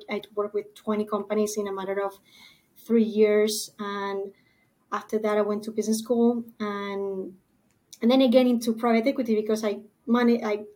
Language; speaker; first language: English; non-native, fluent; Spanish